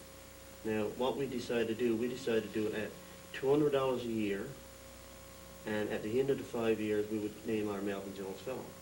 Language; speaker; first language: English; native; English